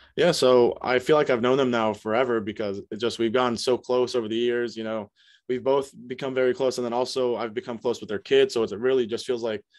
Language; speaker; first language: English; native; English